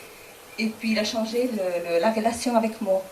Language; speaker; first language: French; non-native, learner; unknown